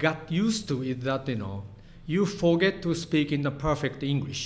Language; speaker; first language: English; non-native, fluent; Japanese